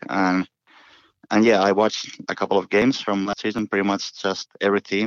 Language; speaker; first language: English; non-native, fluent; Finnish